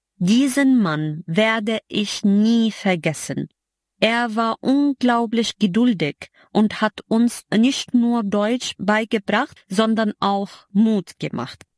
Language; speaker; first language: German; non-native, fluent; Arabic